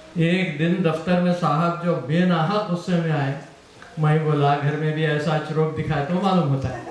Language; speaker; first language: Urdu; native; Urdu